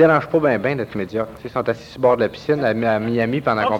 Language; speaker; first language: French; native; French